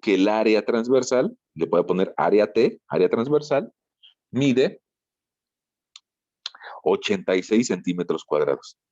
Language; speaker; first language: Spanish; native; Spanish